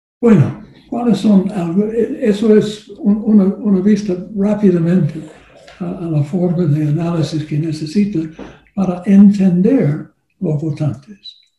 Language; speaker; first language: Spanish; non-native, learner; English